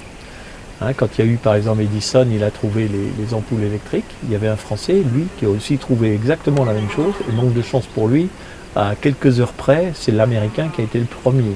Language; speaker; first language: French; native; French